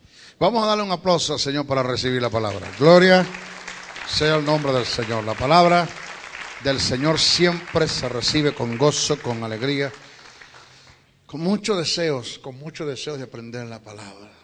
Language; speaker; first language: Spanish; native; Spanish